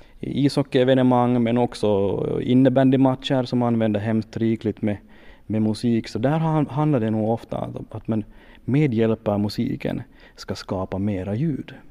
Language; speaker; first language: Swedish; native; Swedish